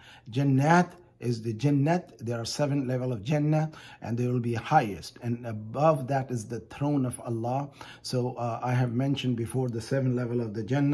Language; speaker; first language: English; non-native, fluent; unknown